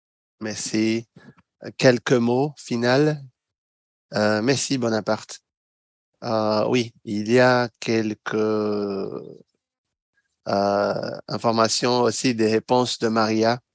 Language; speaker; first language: French; non-native, fluent; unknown